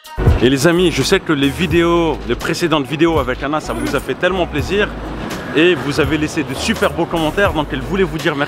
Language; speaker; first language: French; native; French